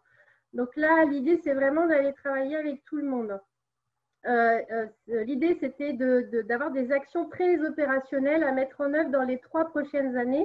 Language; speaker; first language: French; native; French